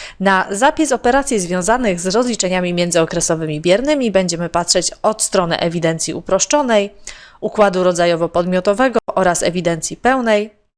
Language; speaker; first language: Polish; native; Polish